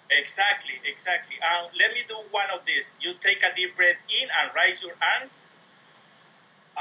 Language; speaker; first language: English; non-native, learner; Spanish